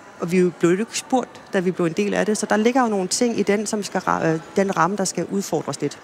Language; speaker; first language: Danish; native; Danish